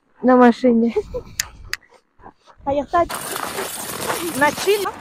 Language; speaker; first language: Russian; non-native, local second language; Yakut